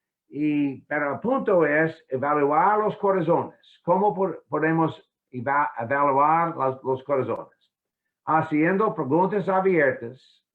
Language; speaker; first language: Spanish; non-native, fluent; English